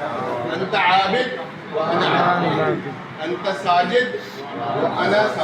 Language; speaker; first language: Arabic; non-native, fluent; Urdu